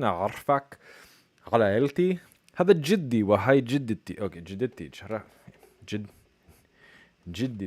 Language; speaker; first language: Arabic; non-native, learner; English